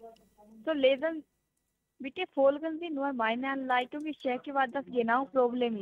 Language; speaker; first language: German; non-native, learner; Hindi